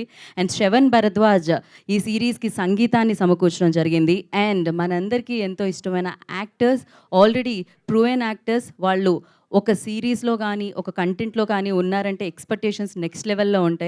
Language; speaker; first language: Telugu; native; Telugu